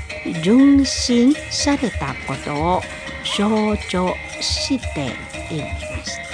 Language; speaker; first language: Japanese; non-native, learner; Indonesian